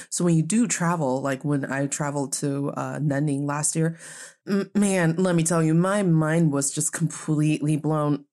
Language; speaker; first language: English; non-native, fluent; Chinese